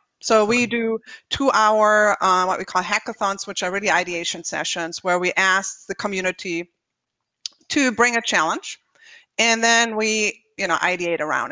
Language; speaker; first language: English; non-native, fluent; German